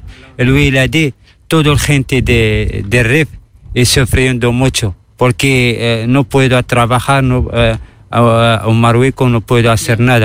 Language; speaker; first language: Spanish; non-native, learner; Arabic